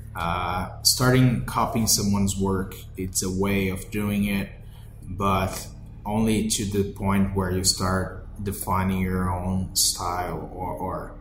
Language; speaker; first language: English; non-native, fluent; Portuguese